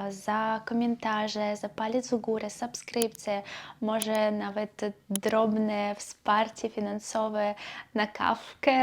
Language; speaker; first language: Polish; non-native, learner; Belarusian